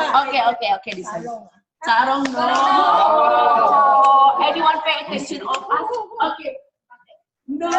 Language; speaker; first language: English; non-native, learner; Indonesian